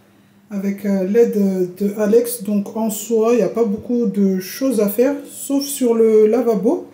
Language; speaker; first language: French; non-native, local second language; Comorian